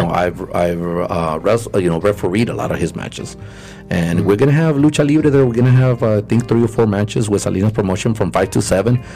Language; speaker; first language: English; early bilingual, other home language; Spanish